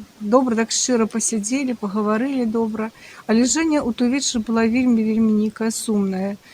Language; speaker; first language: Belarusian; native; Belarusian